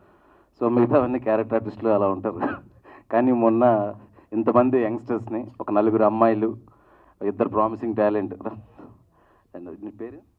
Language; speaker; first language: Telugu; native; Telugu